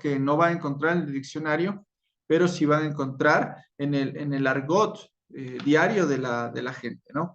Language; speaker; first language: Spanish; native; Spanish